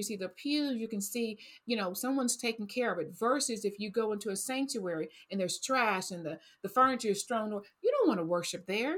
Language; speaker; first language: English; native; English